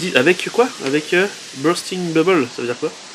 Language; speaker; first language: French; native; French